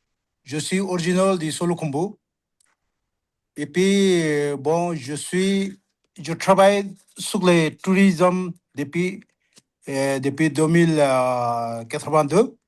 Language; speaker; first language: French; non-native, learner; Sherpa